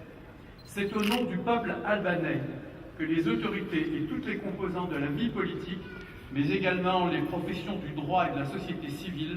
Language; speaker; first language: French; native; French